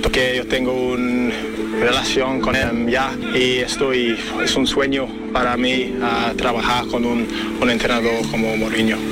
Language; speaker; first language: Spanish; non-native, learner; English